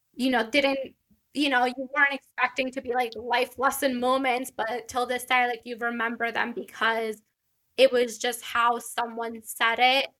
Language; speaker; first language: English; early bilingual, other home language; Italian